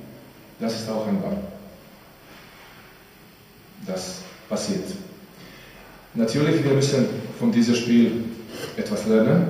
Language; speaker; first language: German; non-native, fluent; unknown